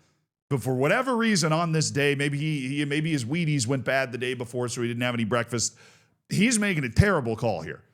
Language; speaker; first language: English; native; English